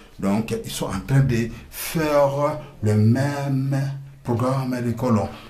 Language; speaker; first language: French; non-native, local second language; Lingala